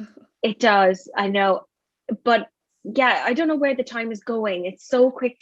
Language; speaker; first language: English; native; English